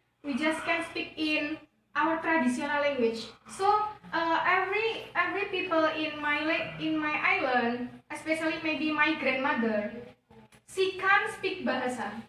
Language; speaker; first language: English; non-native, learner; Javanese